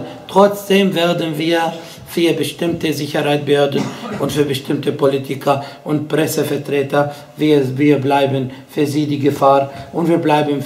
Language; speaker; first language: German; non-native, fluent; Arabic